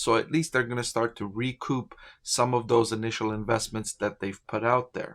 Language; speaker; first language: English; native; English